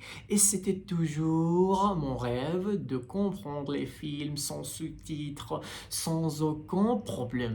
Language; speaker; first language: French; non-native, learner; Persian